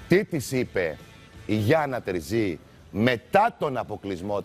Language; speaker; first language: Greek; native; Greek